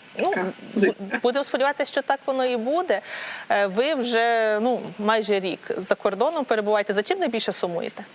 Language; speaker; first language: Ukrainian; native; Ukrainian